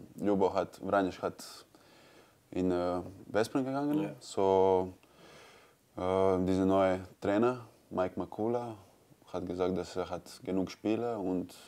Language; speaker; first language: German; non-native, learner; Croatian